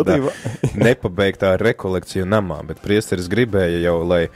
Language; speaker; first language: Latvian; native; Latvian